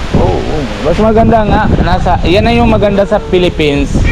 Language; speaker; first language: Filipino; non-native, learner; Punjabi